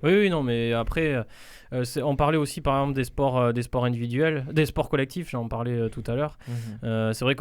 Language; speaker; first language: French; native; French